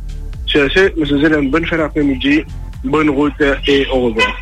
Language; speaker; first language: French; non-native, local second language; Morisyen